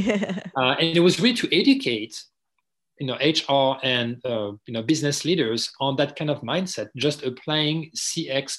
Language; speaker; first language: English; non-native, fluent; French